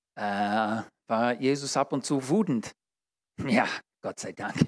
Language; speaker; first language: German; non-native, learner; English